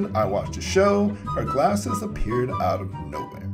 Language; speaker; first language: English; native; English